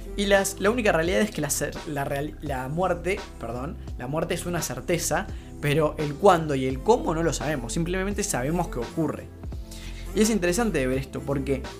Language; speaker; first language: Spanish; native; Spanish